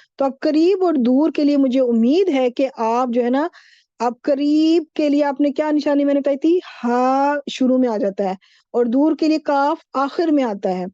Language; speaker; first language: Urdu; native; Urdu